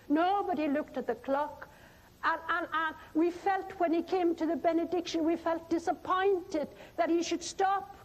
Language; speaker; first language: English; non-native, local second language; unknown